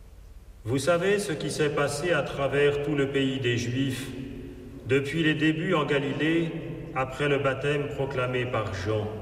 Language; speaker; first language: French; native; French